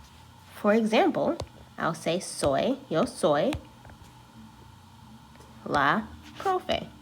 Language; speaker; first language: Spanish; non-native, learner; English